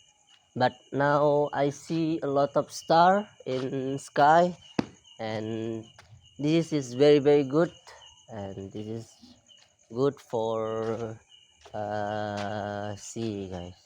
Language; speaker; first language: English; non-native, learner; Indonesian